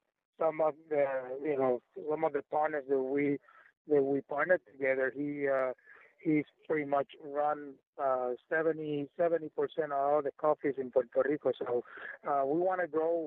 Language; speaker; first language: English; non-native, fluent; Spanish